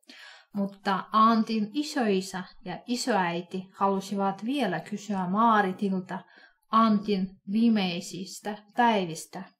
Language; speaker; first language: Finnish; non-native, fluent; Russian